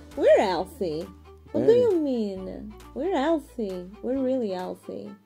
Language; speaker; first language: English; non-native, fluent; Portuguese